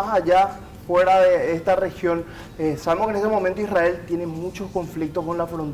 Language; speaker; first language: Spanish; native; Spanish